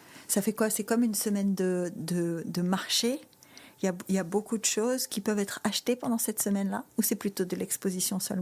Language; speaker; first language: French; native; French